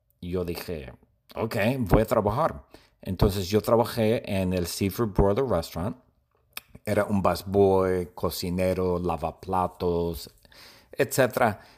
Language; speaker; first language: Spanish; non-native, fluent; English